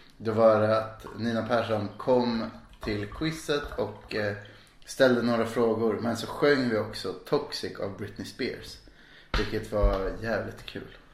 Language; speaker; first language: Swedish; native; Swedish